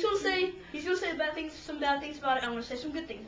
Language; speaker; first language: English; native; English